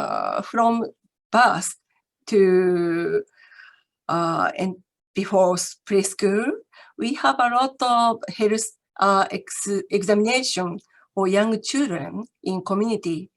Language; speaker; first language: English; non-native, learner; Japanese